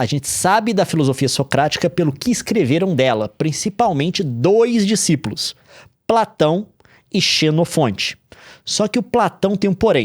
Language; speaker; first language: Portuguese; native; Portuguese